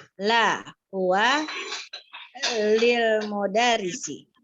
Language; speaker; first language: Arabic; non-native, learner; Indonesian